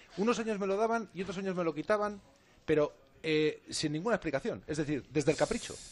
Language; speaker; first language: Spanish; native; Spanish